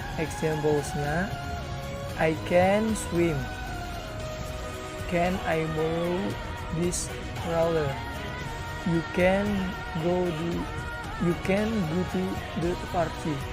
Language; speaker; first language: English; non-native, learner; Indonesian